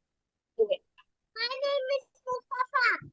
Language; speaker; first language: English; non-native, learner; Urdu